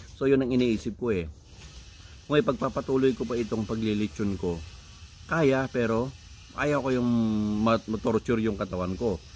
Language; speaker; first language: Filipino; non-native, local second language; Iloko